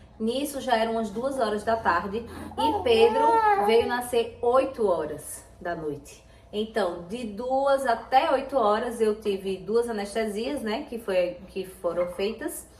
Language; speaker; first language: Portuguese; native; Portuguese